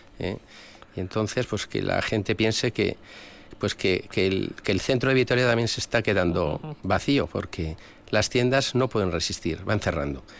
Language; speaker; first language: Spanish; native; Spanish